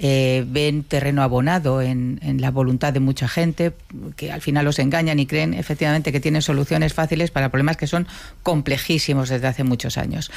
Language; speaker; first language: Spanish; native; Spanish